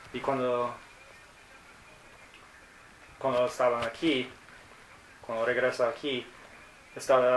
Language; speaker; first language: Spanish; non-native, learner; English